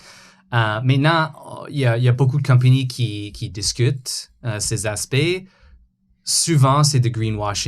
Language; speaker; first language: French; non-native, fluent; English